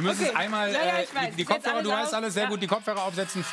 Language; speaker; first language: German; native; German